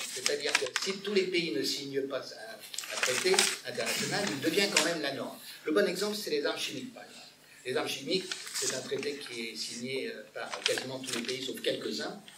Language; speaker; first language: French; native; French